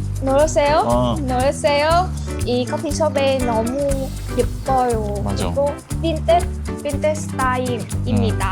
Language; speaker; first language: Korean; non-native, learner; Vietnamese